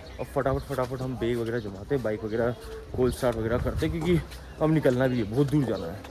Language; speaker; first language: Hindi; native; Hindi